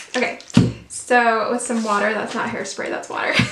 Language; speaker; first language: English; native; English